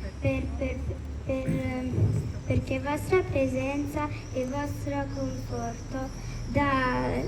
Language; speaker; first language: Italian; non-native, learner; Ukrainian